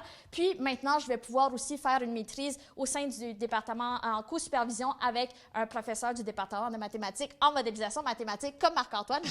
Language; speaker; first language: French; native; French